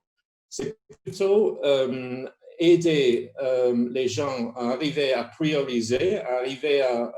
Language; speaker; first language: French; non-native, fluent; Spanish